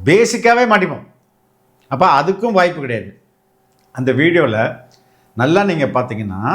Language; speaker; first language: Tamil; native; Tamil